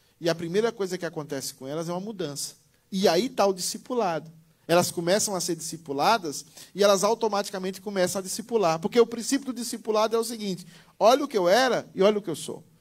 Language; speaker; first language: Portuguese; native; Portuguese